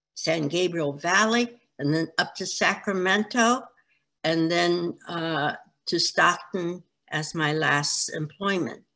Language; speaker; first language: English; native; English